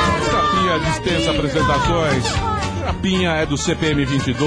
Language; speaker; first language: Portuguese; native; Portuguese